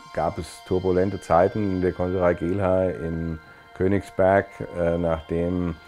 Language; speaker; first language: German; native; German